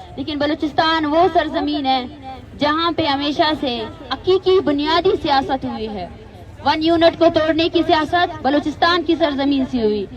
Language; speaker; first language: Urdu; non-native, local second language; Baluchi